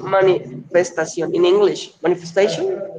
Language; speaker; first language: English; non-native, learner; Spanish